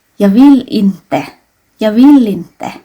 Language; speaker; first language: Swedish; non-native, fluent; Thai